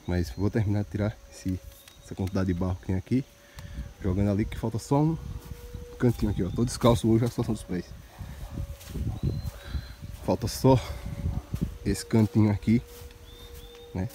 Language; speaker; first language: Portuguese; native; Portuguese